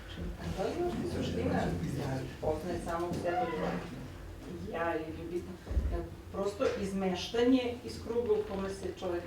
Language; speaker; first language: Bosnian; native; Bosnian